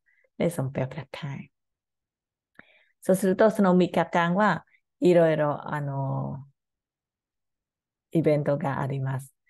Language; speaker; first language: Japanese; non-native, learner; Khmer